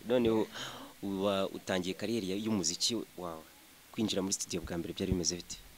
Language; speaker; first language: Kinyarwanda; native; Kinyarwanda